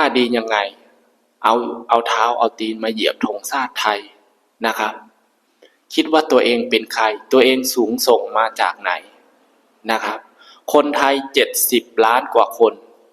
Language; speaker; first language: Thai; native; Thai